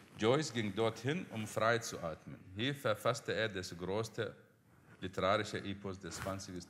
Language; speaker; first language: German; non-native, fluent; Arabic